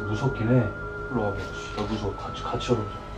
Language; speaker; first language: Korean; native; Korean